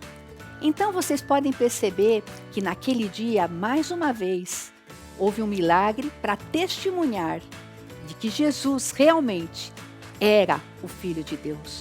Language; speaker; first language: Portuguese; native; Portuguese